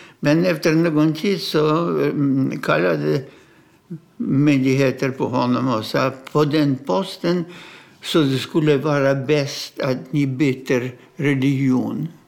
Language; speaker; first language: Swedish; non-native, fluent; Russian